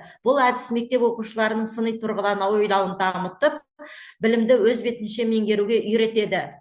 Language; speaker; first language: Kazakh; native; Kazakh